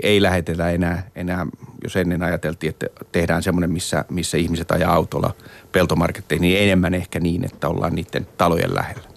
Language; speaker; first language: Finnish; native; Finnish